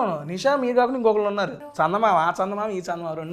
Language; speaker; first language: Telugu; native; Telugu